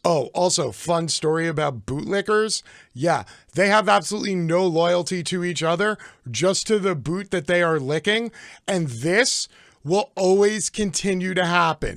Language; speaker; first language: English; native; English